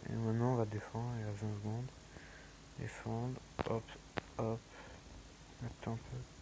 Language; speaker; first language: French; native; French